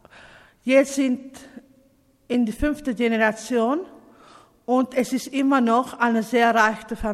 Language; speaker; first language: German; non-native, learner; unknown